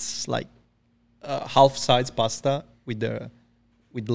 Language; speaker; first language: English; non-native, fluent; Italian